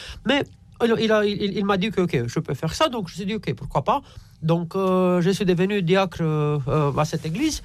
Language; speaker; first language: French; non-native, fluent; Romanian